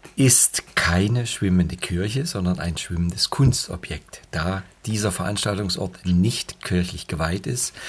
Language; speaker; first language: German; native; German